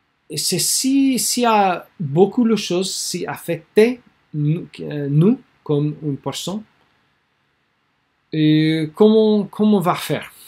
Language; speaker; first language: French; non-native, learner; English